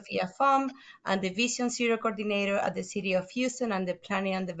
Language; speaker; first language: English; non-native, fluent; Spanish